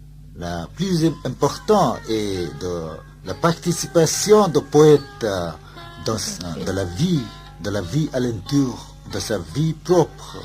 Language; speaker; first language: French; non-native, fluent; Bangla